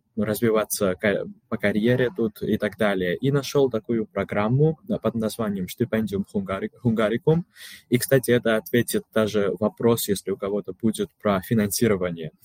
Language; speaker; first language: Russian; non-native, local second language; Georgian